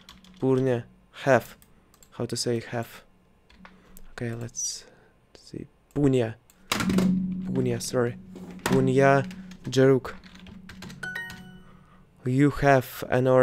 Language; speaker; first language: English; non-native, learner; Russian